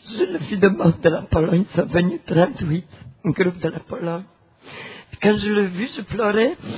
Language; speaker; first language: French; non-native, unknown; Polish